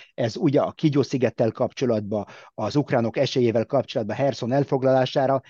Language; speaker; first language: Hungarian; early bilingual, heritage; Hungarian